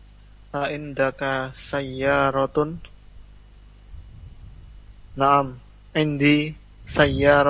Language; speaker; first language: Arabic; non-native, learner; Indonesian